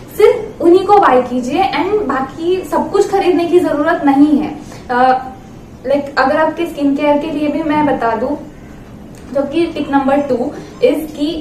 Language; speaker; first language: Hindi; non-native, local second language; Marathi